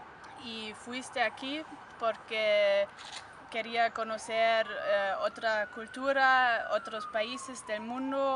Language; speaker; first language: Spanish; non-native, learner; German